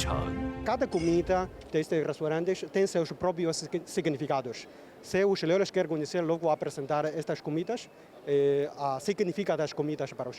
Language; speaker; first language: Portuguese; non-native, learner; Chinese